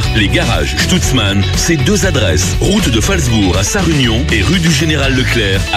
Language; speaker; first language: French; native; French